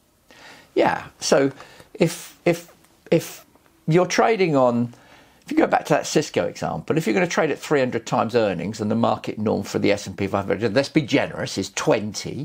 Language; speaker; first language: English; native; English